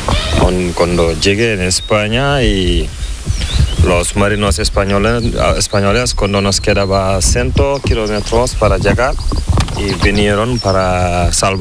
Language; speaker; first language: Spanish; non-native, learner; Fula